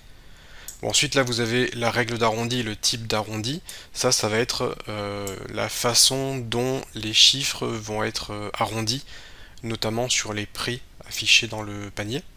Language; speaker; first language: French; native; French